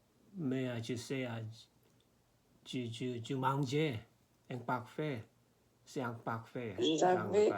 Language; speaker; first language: French; non-native, learner; Korean